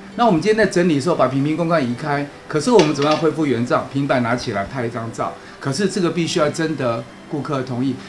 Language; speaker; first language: Chinese; native; Chinese